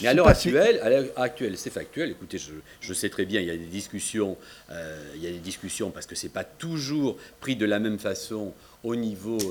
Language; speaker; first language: French; native; French